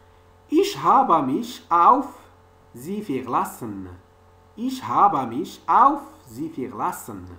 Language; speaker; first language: German; non-native, fluent; French